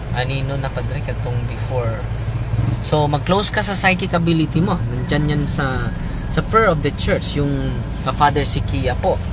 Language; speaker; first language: Filipino; non-native, local second language; Cebuano